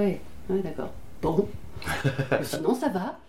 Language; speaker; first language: French; native; French